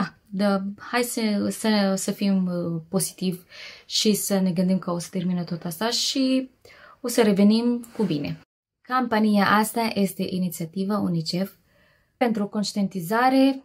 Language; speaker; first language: Romanian; non-native, fluent; Filipino